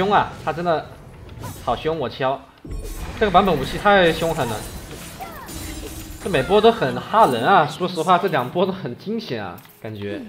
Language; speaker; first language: Chinese; native; Chinese